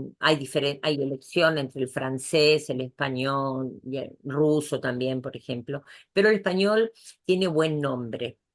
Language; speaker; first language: Spanish; native; Spanish